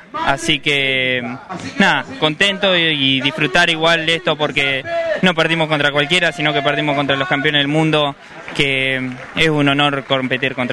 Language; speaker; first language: Spanish; native; Spanish